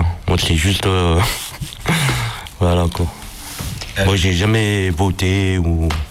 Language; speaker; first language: French; native; French